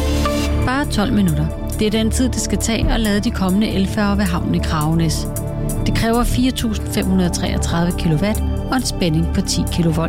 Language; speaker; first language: Danish; native; Danish